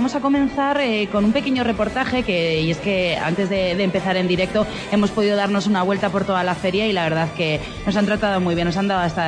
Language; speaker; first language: Spanish; native; Spanish